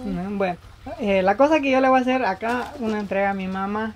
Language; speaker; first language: Spanish; native; Spanish